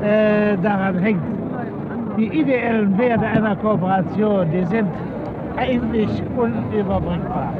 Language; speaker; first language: German; native; German